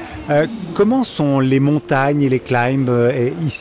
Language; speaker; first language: French; native; French